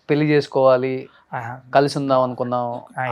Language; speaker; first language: Telugu; native; Telugu